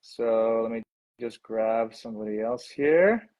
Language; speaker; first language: English; native; English